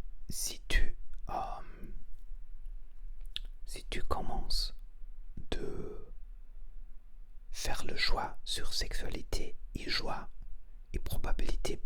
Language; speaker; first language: French; non-native, learner; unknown